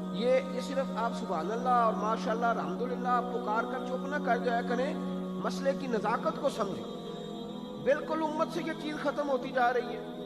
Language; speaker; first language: Urdu; native; Urdu